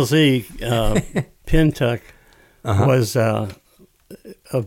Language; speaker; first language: English; native; English